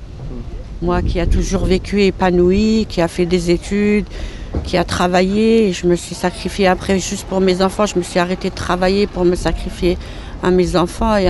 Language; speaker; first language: French; non-native, local second language; Arabic